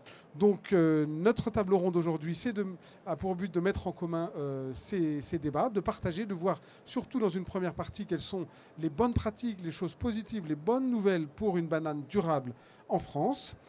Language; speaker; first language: French; native; French